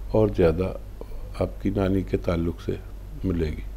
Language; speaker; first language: Hindi; native; Hindi